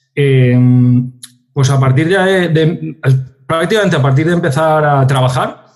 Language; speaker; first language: Spanish; native; Spanish